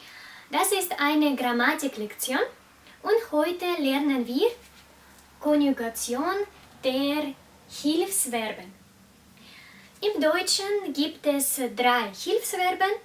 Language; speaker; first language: German; non-native, fluent; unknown